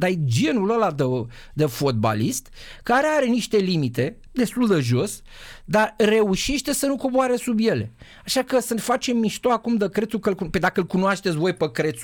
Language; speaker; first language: Romanian; native; Romanian